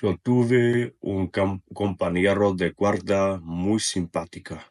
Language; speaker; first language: Spanish; non-native, learner; Russian